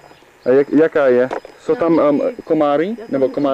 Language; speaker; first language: Czech; early bilingual, heritage; Czech